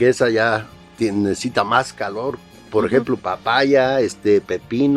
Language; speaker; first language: Spanish; native; Spanish